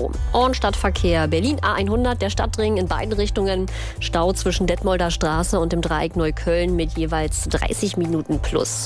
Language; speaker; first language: German; native; German